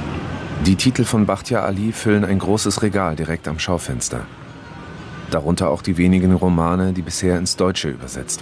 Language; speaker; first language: German; native; German